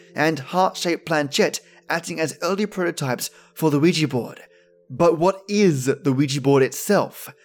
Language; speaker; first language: English; native; English